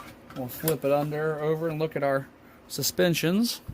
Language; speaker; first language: English; native; English